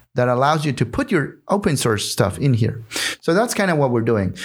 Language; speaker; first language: English; non-native, fluent; Spanish